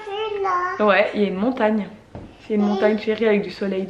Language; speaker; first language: French; native; French